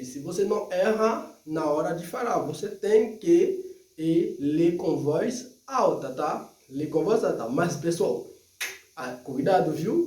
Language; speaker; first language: Portuguese; non-native, fluent; Haitian Creole